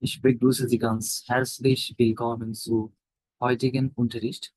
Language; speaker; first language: German; non-native, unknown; Bangla